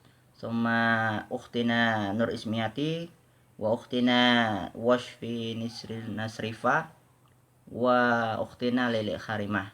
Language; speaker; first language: Arabic; non-native, learner; Indonesian